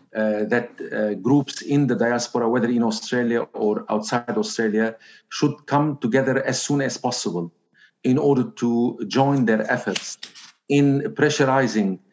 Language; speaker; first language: English; non-native, fluent; Arabic